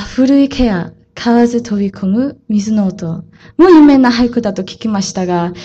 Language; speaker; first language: Japanese; non-native, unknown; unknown